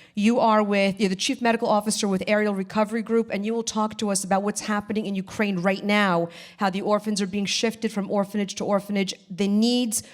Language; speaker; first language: English; early bilingual, other home language; Polish